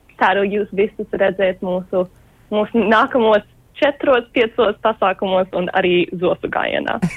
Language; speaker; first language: Latvian; early bilingual, heritage; Latvian